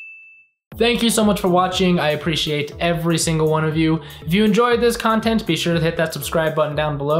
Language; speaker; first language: English; native; English